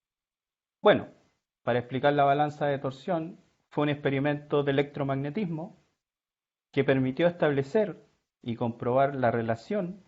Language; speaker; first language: Spanish; native; Spanish